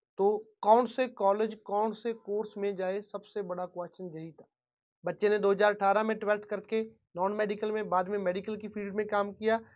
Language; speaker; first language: Hindi; non-native, local second language; Punjabi